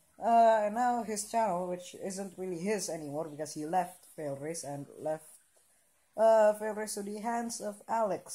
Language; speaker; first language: English; non-native, local second language; Indonesian